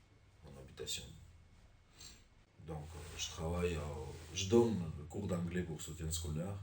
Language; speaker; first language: French; non-native, learner; Armenian